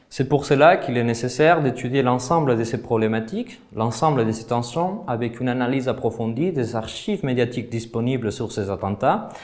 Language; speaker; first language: French; non-native, fluent; Spanish